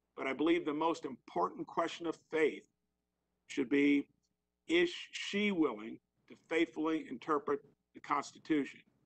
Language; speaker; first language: English; native; English